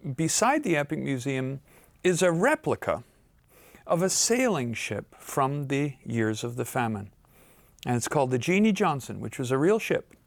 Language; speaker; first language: English; native; English